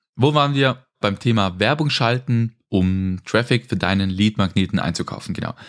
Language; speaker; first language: German; native; German